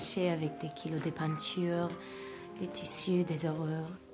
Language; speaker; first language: French; non-native, fluent; English